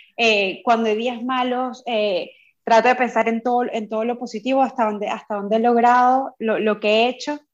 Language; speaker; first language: Spanish; native; Spanish